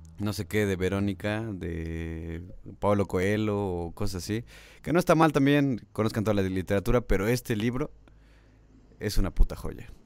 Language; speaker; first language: Spanish; native; Spanish